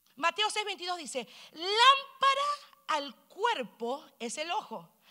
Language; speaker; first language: Spanish; early bilingual, heritage; Spanish